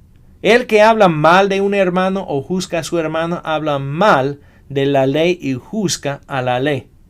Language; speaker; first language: Spanish; non-native, fluent; English